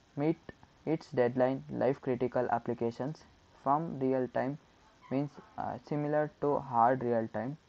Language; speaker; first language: English; non-native, local second language; Kannada